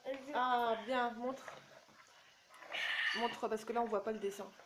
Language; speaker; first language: French; native; French